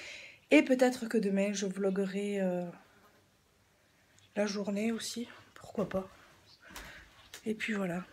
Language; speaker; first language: French; native; French